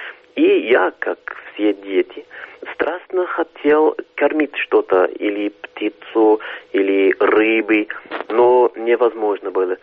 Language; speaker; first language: Russian; non-native, fluent; English